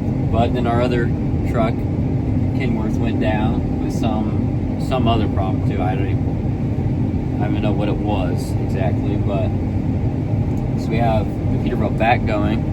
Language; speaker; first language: English; native; English